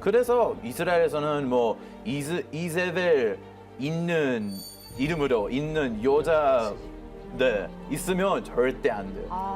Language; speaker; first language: Korean; non-native, fluent; Hebrew